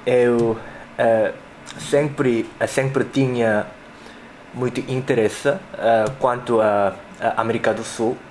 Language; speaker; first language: Portuguese; non-native, learner; Korean